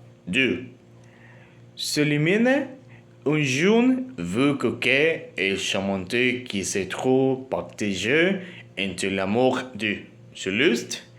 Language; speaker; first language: French; non-native, learner; Spanish